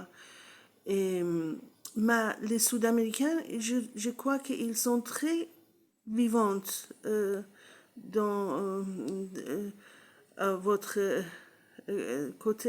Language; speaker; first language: French; non-native, learner; English